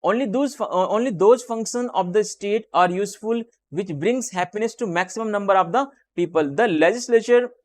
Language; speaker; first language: English; non-native, local second language; Hindi